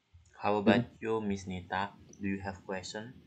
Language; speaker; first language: English; non-native, learner; Indonesian